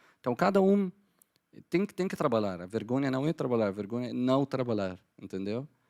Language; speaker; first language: Portuguese; non-native, fluent; Arabic